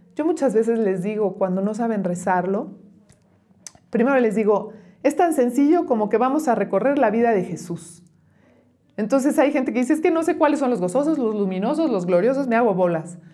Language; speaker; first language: Spanish; native; Spanish